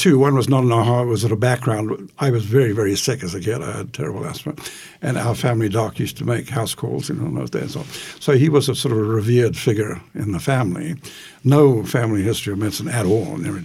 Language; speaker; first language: English; native; English